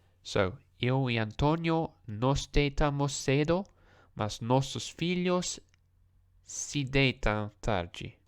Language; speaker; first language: Portuguese; non-native, learner; English